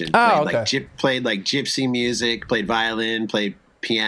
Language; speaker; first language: English; native; English